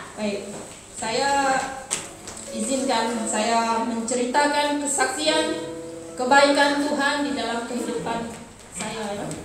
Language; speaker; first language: Malay; non-native, local second language; Iban